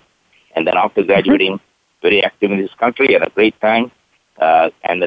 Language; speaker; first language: English; non-native, local second language; Tamil